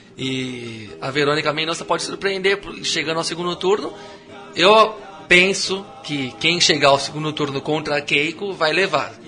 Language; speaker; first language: Portuguese; native; Portuguese